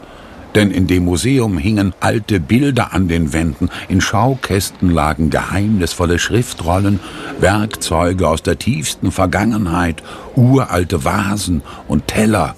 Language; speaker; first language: German; native; German